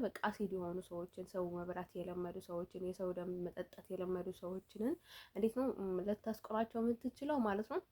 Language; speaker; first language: Amharic; native; Amharic